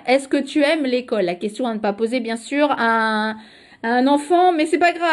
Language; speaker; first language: French; native; French